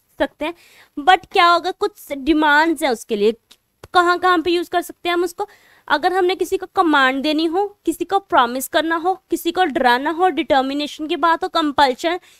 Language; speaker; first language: Hindi; non-native, local second language; Punjabi